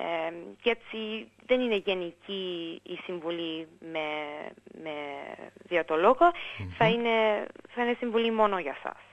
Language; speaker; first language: Greek; early bilingual, heritage; English